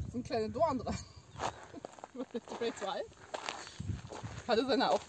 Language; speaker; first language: German; native; German